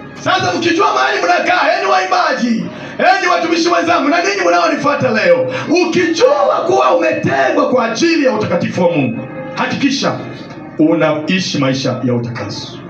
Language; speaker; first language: Swahili; non-native, local second language; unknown